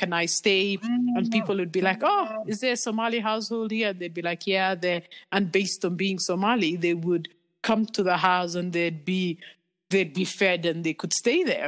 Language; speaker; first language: English; non-native, local second language; Somali